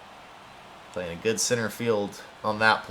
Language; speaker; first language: English; native; English